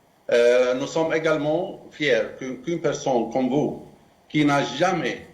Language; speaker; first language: French; non-native, fluent; Arabic